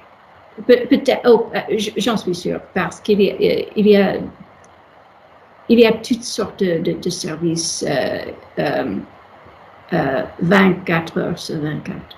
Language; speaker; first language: French; non-native, learner; English